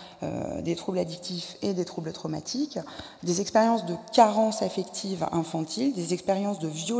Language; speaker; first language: French; native; French